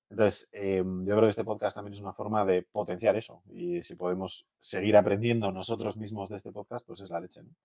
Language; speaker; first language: Spanish; native; Spanish